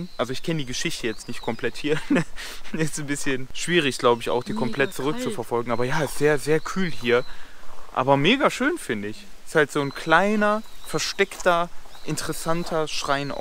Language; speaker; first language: German; native; German